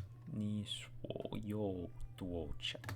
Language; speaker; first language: Chinese; non-native, learner; English